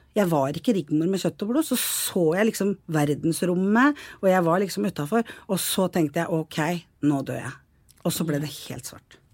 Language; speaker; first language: Norwegian; native; Norwegian